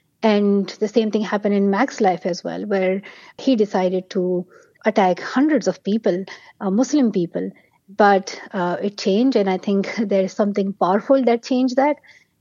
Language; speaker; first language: English; non-native, local second language; Pashto